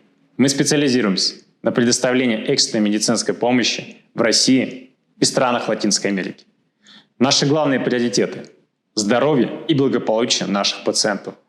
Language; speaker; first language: Russian; native; Russian